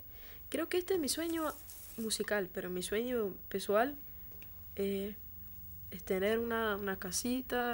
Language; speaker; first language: Spanish; non-native, fluent; Portuguese